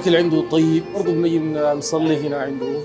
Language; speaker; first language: Arabic; native; Arabic